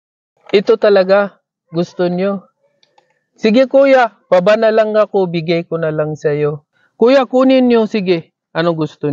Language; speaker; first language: Filipino; non-native, learner; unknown